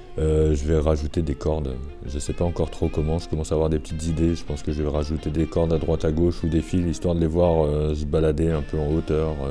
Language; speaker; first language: French; native; French